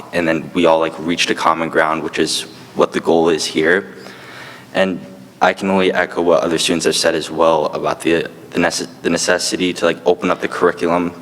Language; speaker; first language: English; native; English